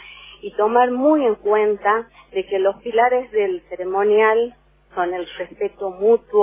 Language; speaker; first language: Spanish; native; Spanish